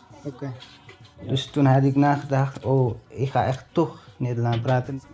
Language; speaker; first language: Dutch; non-native, learner; Tigrinya